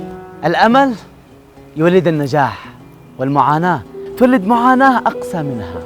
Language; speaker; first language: Arabic; native; Arabic